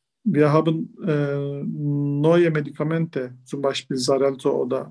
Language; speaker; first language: German; non-native, learner; Turkish